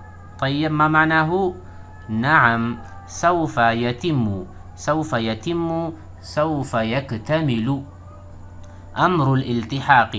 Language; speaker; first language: Arabic; non-native, fluent; Urdu